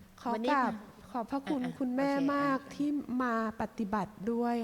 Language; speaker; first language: Thai; native; Thai